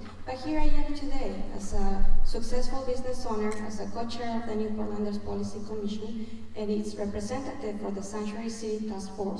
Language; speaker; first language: English; non-native, fluent; Spanish